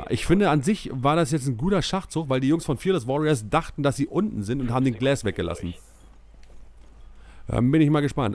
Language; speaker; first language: German; native; German